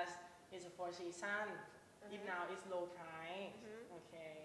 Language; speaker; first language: English; non-native, learner; Thai